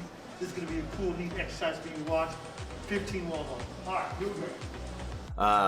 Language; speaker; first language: English; native; English